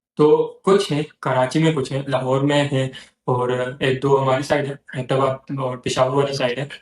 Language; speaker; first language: Urdu; non-native, local second language; Northern Hindko